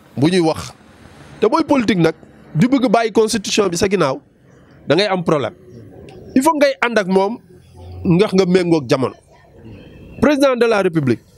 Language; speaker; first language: Wolof; native; Wolof